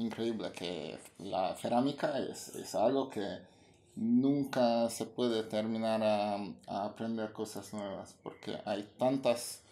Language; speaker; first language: Spanish; non-native, fluent; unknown